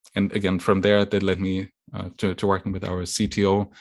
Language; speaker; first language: English; non-native, fluent; German